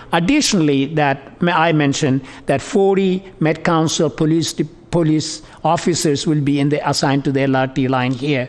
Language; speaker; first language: English; non-native, local second language; Tamil